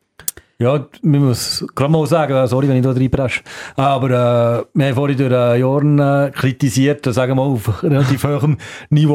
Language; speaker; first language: German; native; German